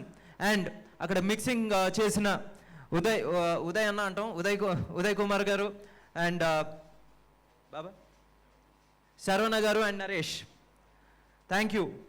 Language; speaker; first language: Telugu; native; Telugu